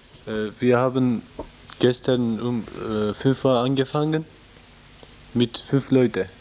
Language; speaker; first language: German; non-native, learner; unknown